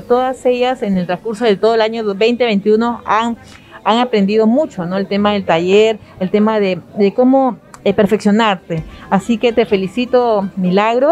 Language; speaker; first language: Spanish; native; Spanish